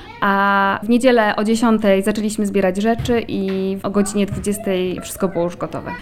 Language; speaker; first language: Polish; native; Polish